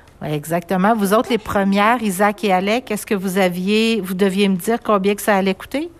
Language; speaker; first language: French; native; French